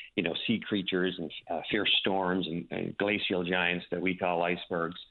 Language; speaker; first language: English; native; English